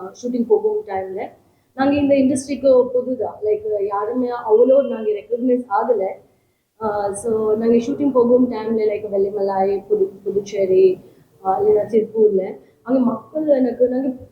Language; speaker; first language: Tamil; non-native, learner; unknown